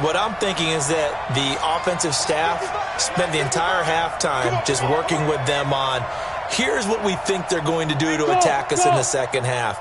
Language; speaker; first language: English; native; English